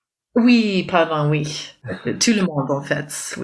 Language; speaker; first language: French; non-native, fluent; English